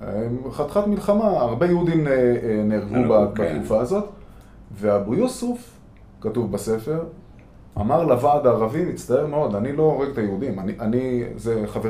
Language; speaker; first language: Hebrew; native; Hebrew